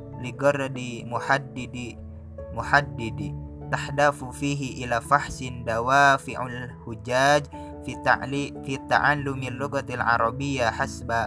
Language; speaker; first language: Arabic; non-native, learner; Indonesian